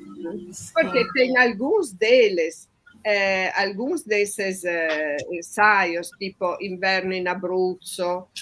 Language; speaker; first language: Portuguese; non-native, fluent; Italian